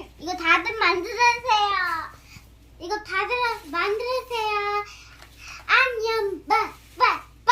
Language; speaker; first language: Korean; early bilingual, other home language; Telugu